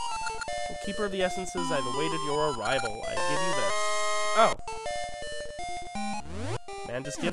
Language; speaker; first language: English; native; English